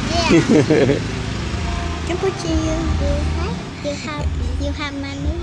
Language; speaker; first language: English; non-native, learner; Khmer